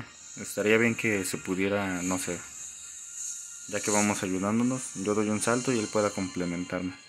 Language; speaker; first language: Spanish; native; Spanish